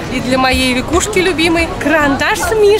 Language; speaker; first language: Russian; native; Russian